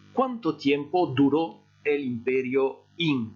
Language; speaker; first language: Spanish; non-native, fluent; French